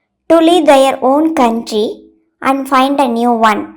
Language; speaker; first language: English; non-native, local second language; Tamil